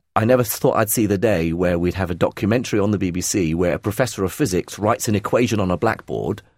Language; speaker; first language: English; early bilingual, other home language; Arabic